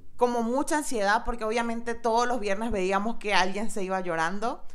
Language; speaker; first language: Spanish; native; Spanish